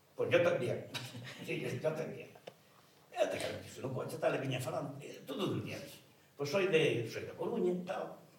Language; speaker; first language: Galician; native; Galician